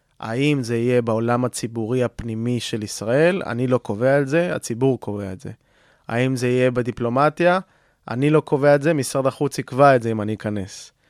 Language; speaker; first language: Hebrew; non-native, fluent; Spanish